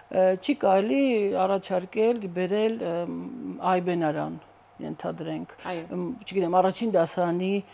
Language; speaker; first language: Armenian; native; Armenian